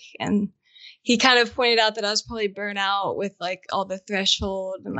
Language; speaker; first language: English; native; English